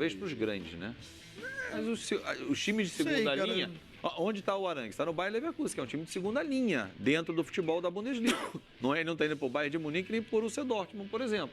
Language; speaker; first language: Portuguese; native; Portuguese